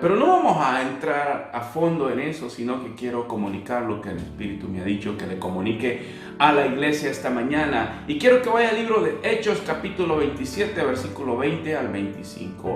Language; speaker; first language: Spanish; native; Spanish